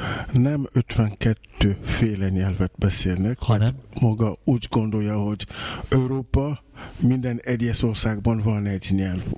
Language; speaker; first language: Hungarian; non-native, fluent; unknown